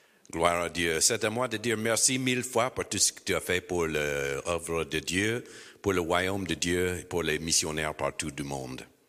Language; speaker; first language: French; non-native, fluent; English